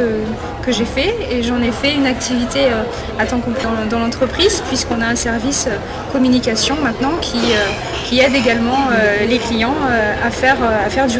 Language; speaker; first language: French; native; French